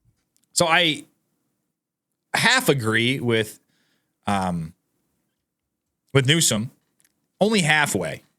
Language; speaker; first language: English; native; English